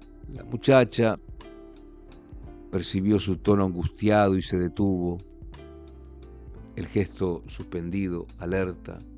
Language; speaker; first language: Spanish; native; Spanish